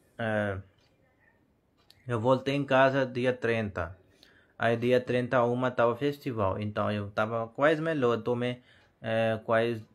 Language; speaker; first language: Portuguese; non-native, learner; Hindi